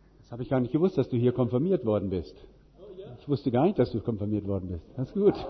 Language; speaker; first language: German; native; German